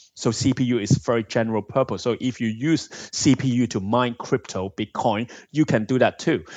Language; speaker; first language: English; non-native, local second language; Cantonese